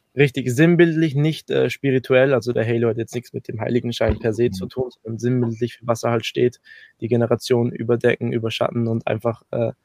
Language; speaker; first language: German; native; German